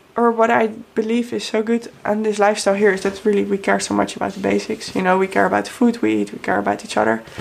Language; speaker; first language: English; non-native, fluent; Dutch